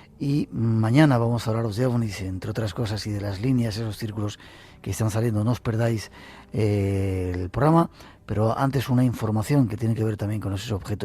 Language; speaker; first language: Spanish; native; Spanish